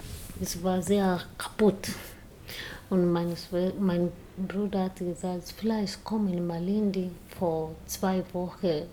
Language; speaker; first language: German; non-native, learner; Swahili